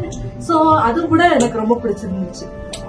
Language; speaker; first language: Tamil; native; Tamil